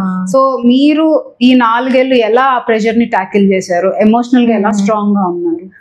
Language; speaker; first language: Telugu; native; Telugu